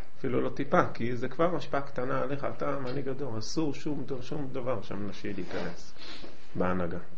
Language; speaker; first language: Hebrew; native; Hebrew